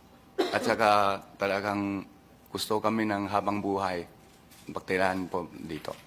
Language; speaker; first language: Filipino; non-native, learner; Chinese